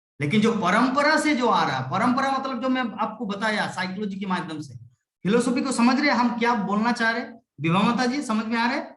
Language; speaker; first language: Hindi; non-native, local second language; Bangla